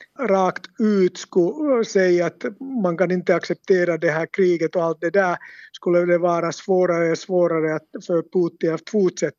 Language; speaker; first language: Swedish; non-native, local second language; Finnish